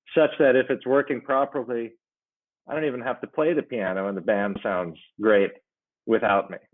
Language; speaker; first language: English; native; English